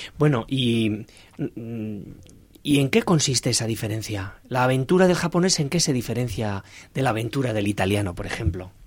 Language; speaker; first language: Spanish; native; Spanish